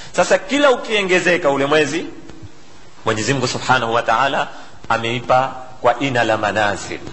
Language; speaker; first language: Swahili; native; Swahili